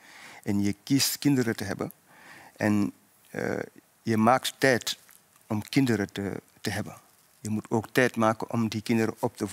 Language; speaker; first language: Dutch; non-native, fluent; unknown